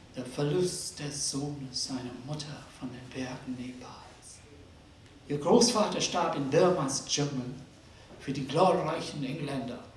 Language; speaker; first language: German; non-native, fluent; Nepali